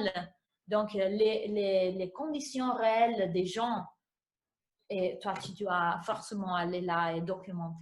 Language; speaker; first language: French; non-native, fluent; Italian